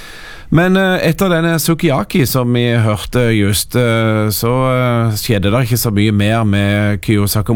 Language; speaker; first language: Norwegian; native; Norwegian